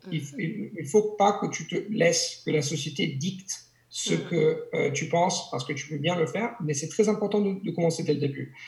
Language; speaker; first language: French; non-native, fluent; Italian